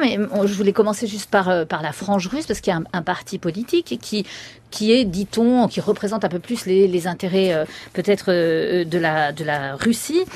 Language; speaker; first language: French; native; French